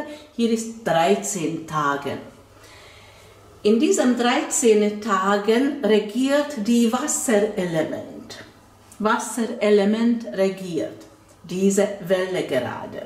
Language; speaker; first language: German; non-native, fluent; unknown